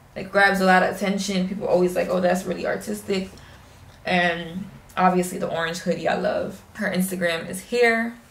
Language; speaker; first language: English; native; English